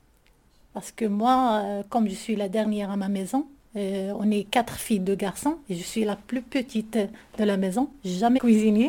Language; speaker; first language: French; non-native, learner; Arabic